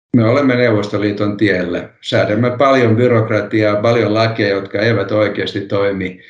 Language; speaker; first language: Finnish; non-native, local second language; Swedish